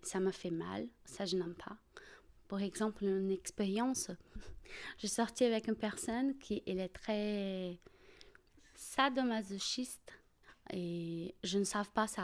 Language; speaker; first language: French; non-native, fluent; Portuguese